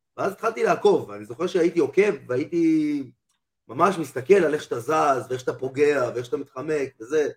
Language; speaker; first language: Hebrew; native; Hebrew